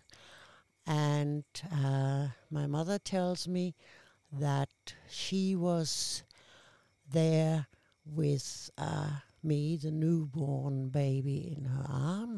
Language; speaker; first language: English; non-native, fluent; German